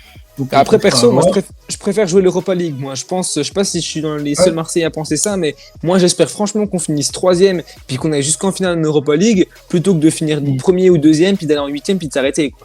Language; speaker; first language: French; native; French